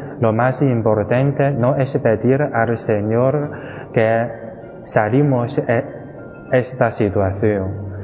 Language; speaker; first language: Spanish; non-native, fluent; Chinese